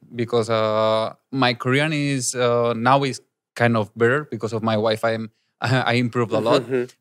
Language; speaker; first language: English; non-native, fluent; Spanish